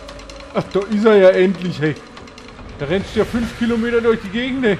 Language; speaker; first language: German; native; German